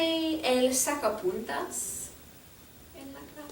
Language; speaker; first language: Spanish; non-native, fluent; English